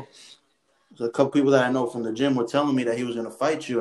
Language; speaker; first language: English; early bilingual, other home language; Spanish